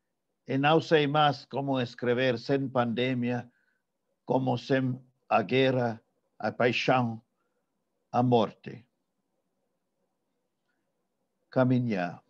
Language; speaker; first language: Portuguese; non-native, fluent; English